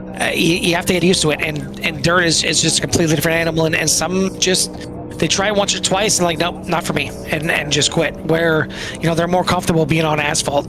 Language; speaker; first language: English; native; English